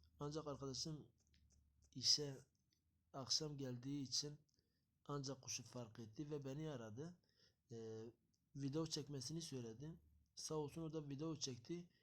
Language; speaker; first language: Turkish; native; Turkish